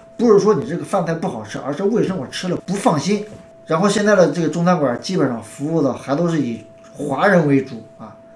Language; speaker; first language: Chinese; native; Chinese